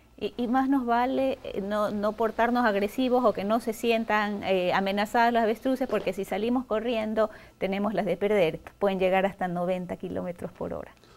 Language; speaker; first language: Spanish; native; Spanish